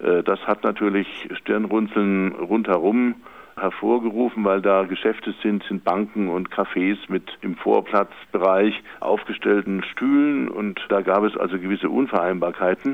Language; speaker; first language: German; native; German